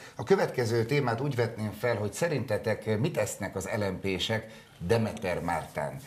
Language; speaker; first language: Hungarian; native; Hungarian